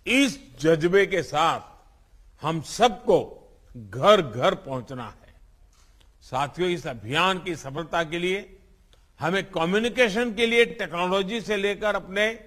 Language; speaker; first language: Hindi; non-native, local second language; Gujarati